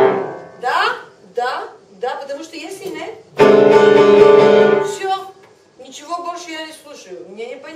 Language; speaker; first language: Russian; non-native, fluent; Bulgarian